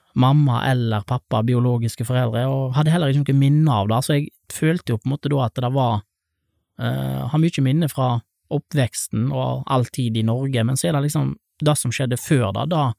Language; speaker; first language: Norwegian; native; Norwegian